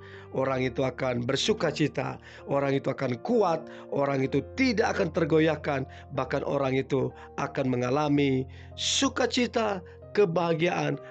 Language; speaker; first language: Indonesian; native; Indonesian